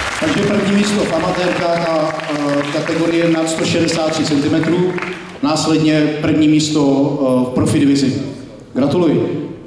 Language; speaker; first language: Czech; native; Czech